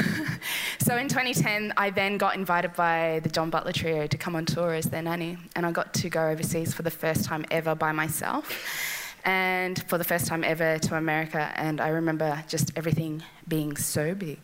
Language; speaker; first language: English; native; English